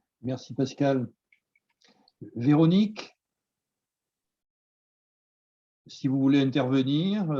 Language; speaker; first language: French; native; French